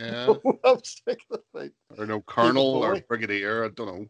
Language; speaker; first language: English; native; English